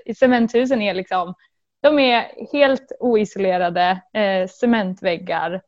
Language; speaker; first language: Swedish; native; Swedish